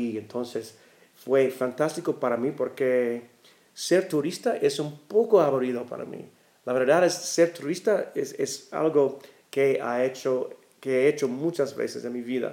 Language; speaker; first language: Spanish; non-native, learner; English